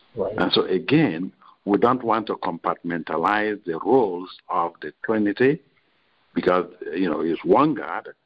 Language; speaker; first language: English; non-native, local second language; Igbo